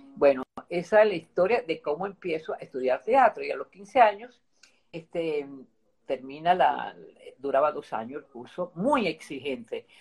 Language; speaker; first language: Spanish; early bilingual, other home language; Italian